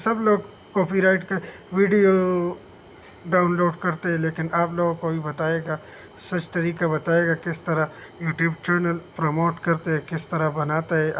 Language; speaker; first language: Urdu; non-native, local second language; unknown